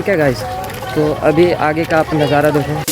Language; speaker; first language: Hindi; non-native, local second language; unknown